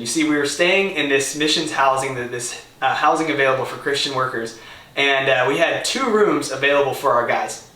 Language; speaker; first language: English; native; English